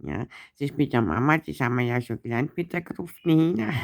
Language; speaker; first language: German; native; German